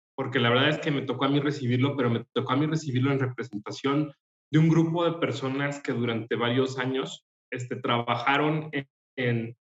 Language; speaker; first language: Spanish; native; Spanish